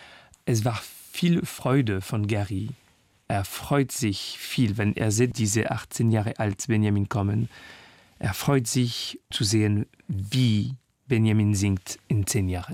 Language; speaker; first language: German; non-native, learner; French